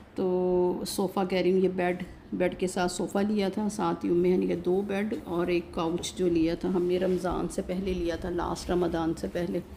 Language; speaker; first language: Urdu; native; Urdu